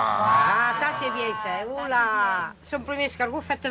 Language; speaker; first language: French; native; French